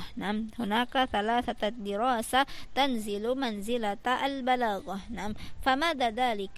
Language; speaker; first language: Arabic; non-native, fluent; Indonesian